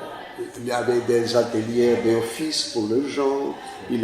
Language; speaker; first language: French; non-native, fluent; Spanish